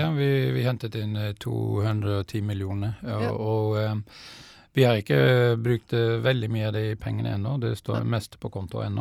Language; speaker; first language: Norwegian; non-native, fluent; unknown